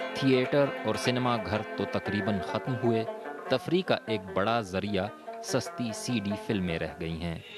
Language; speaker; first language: Urdu; non-native, local second language; Pashto